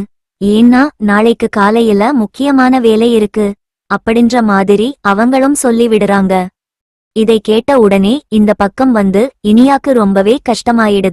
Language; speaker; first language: Tamil; native; Tamil